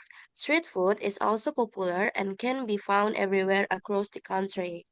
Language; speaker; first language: English; non-native, learner; Indonesian